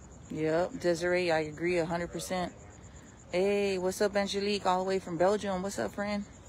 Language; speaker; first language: English; early bilingual, other home language; Spanish